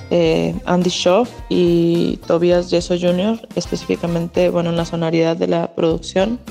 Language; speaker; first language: Spanish; native; Spanish